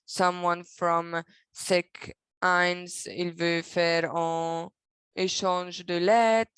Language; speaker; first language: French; non-native, local second language; Italian